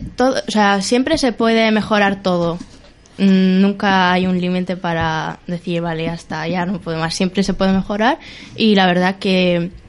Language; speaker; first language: Spanish; early bilingual, other home language; Arabic